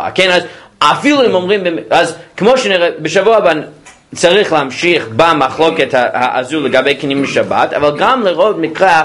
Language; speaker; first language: Hebrew; non-native, fluent; English